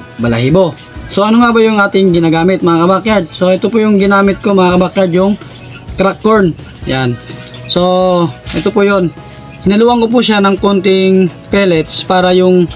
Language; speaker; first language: Filipino; native; Filipino